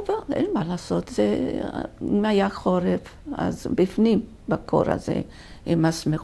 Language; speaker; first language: Hebrew; non-native, fluent; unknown